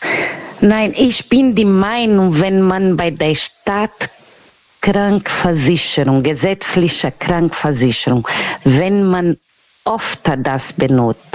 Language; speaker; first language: German; non-native, learner; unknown